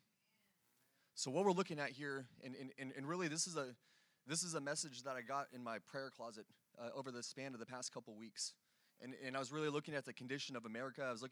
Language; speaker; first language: English; native; English